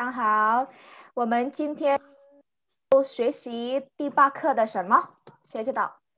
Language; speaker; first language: Chinese; non-native, fluent; Indonesian